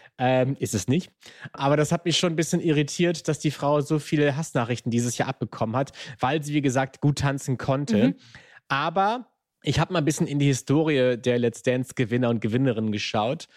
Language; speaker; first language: German; native; German